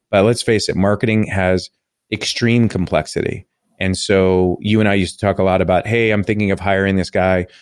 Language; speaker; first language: English; native; English